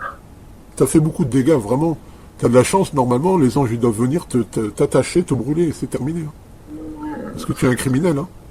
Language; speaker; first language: French; native; French